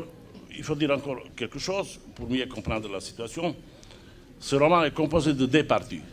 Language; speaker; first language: French; non-native, fluent; Serbian